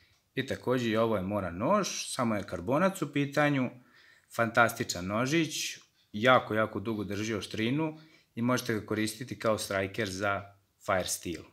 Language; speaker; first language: Serbian; native; Serbian